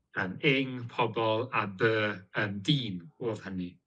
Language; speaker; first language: Welsh; native; Welsh